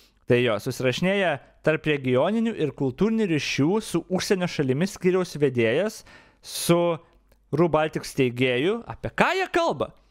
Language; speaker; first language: Lithuanian; native; Lithuanian